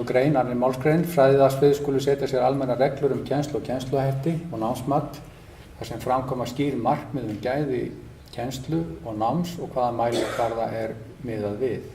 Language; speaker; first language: Icelandic; native; Icelandic